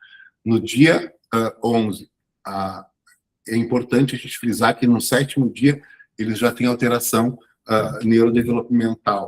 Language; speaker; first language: Portuguese; native; Portuguese